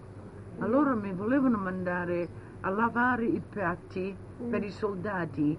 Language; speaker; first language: Italian; early bilingual, heritage; Italian